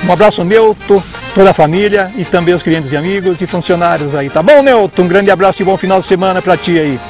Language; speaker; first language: Portuguese; native; Portuguese